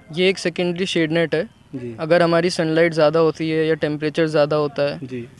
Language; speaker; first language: Hindi; native; Hindi